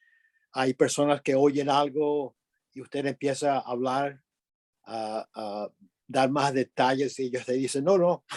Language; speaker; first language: Spanish; early bilingual, other home language; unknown